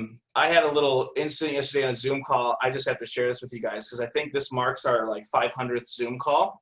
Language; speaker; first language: English; native; English